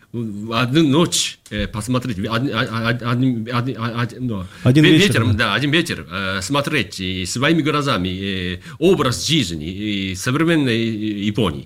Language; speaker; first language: Russian; non-native, fluent; Japanese